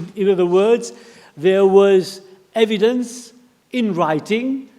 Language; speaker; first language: English; non-native, local second language; Morisyen